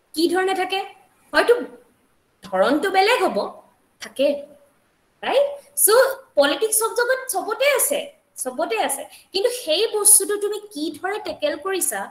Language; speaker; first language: Assamese; non-native, local second language; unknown